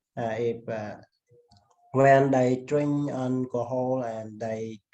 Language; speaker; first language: English; non-native, learner; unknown